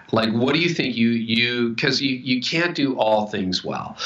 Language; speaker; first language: English; native; English